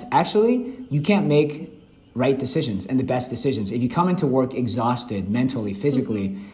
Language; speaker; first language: English; early bilingual, other home language; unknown